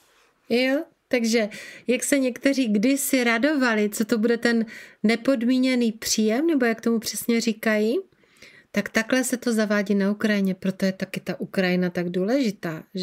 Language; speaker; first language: Czech; native; Czech